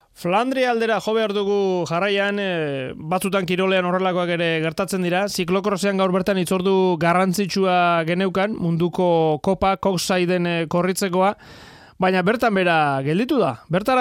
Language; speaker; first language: Basque; native; Basque